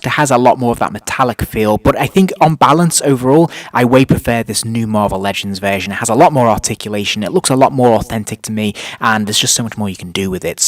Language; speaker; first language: English; native; English